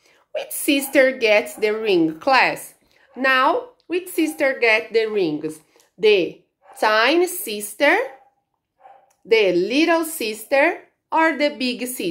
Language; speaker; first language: English; non-native, learner; Portuguese